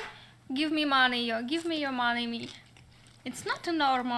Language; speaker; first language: English; non-native, learner; Russian